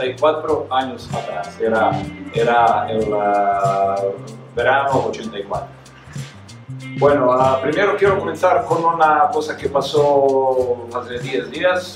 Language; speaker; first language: Spanish; non-native, fluent; Serbian